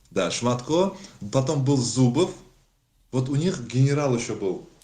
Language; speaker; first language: Russian; non-native, local second language; Tajik